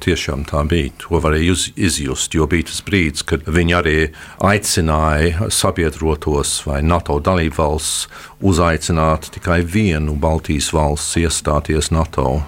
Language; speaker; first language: Latvian; early bilingual, heritage; Latvian